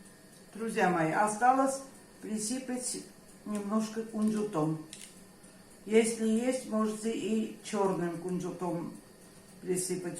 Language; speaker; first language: Russian; non-native, fluent; Armenian